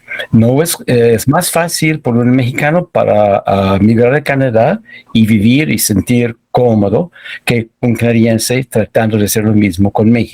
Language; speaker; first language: Spanish; non-native, fluent; English